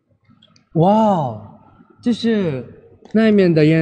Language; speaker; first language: Chinese; non-native, learner; Japanese